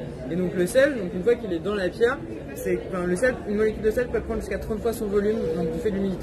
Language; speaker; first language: French; native; French